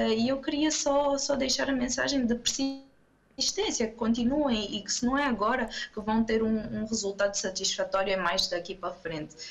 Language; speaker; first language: Portuguese; non-native, local second language; Kabuverdianu